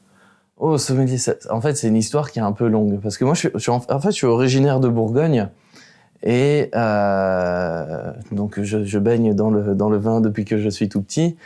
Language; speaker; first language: French; native; French